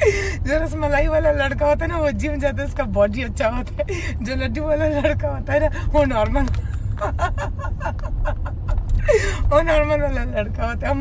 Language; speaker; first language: Hindi; non-native, local second language; Pashto